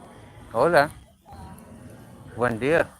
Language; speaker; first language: Spanish; non-native, learner; English